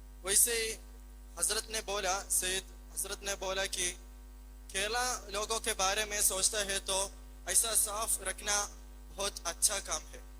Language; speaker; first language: Hindi; non-native, learner; Malayalam